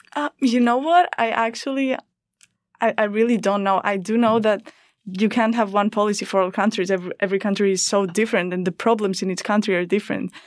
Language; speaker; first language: English; non-native, fluent; Greek